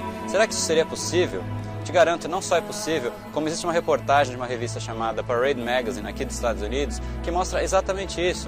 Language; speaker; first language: Portuguese; native; Portuguese